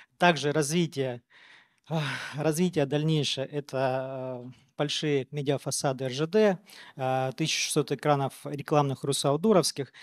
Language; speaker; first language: Russian; native; Russian